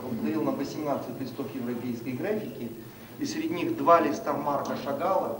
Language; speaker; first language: Russian; native; Russian